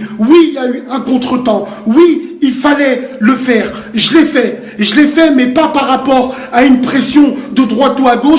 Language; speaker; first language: French; native; French